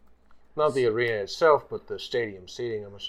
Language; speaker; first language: English; native; English